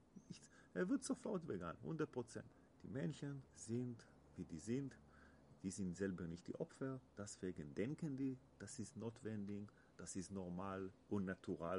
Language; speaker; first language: German; non-native, learner; Hebrew